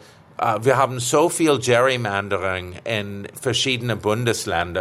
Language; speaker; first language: German; non-native, fluent; English